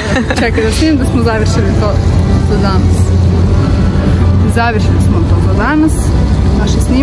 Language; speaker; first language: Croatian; non-native, fluent; Russian